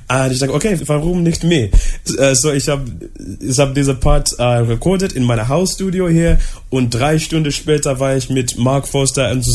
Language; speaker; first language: German; non-native, learner; English